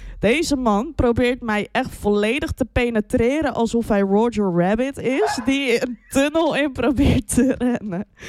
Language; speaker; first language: Dutch; native; Dutch